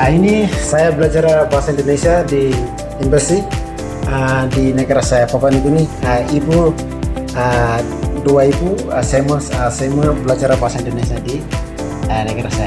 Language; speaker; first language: Indonesian; non-native, learner; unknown